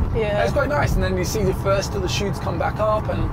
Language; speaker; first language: English; native; English